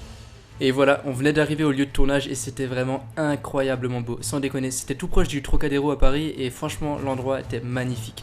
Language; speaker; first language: French; native; French